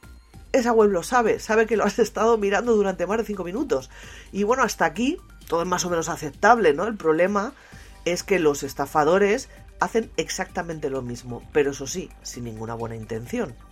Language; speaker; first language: Spanish; native; Spanish